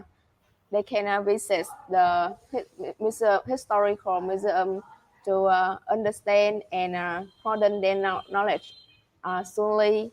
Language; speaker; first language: English; non-native, learner; Vietnamese